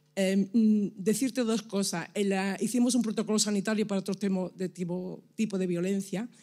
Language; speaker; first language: Spanish; native; Spanish